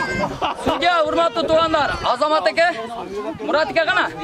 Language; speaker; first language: Kyrgyz; native; Kyrgyz